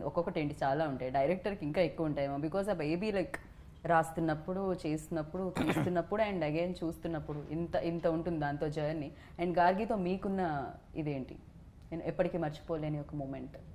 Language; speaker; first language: Telugu; native; Telugu